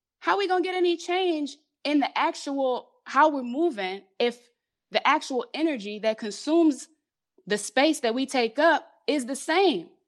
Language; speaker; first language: English; native; English